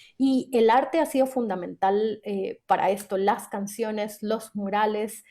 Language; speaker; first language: Spanish; native; Spanish